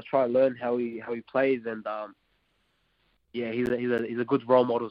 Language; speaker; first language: English; non-native, local second language; Arabic